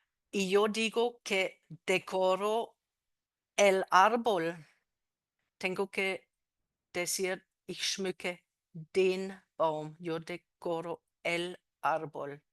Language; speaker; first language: Spanish; non-native, fluent; German